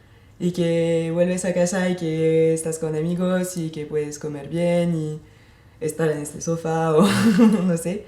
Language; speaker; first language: Spanish; non-native, fluent; French